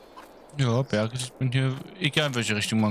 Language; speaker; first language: German; native; German